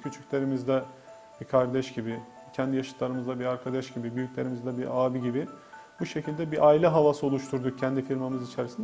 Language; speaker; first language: Turkish; native; Turkish